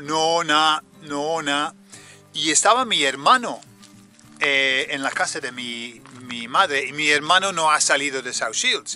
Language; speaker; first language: Spanish; native; Spanish